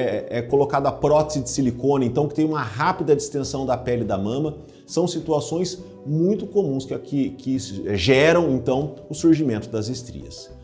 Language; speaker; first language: Portuguese; native; Portuguese